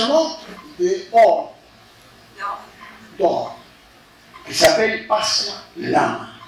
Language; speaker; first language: French; non-native, fluent; Spanish